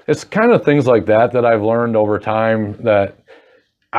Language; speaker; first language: English; native; English